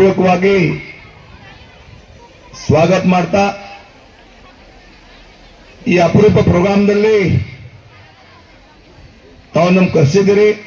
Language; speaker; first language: Kannada; non-native, local second language; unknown